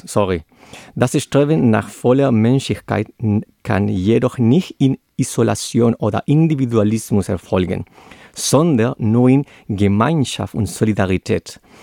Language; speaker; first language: German; non-native, learner; Spanish